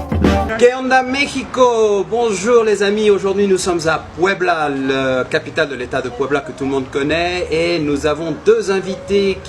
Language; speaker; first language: French; native; French